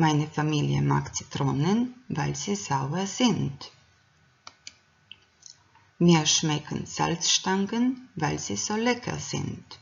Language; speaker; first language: German; non-native, fluent; Croatian